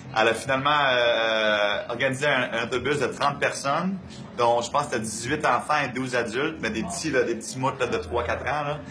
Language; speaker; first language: French; native; French